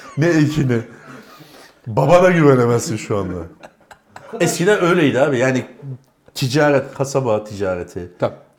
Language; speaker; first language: Turkish; native; Turkish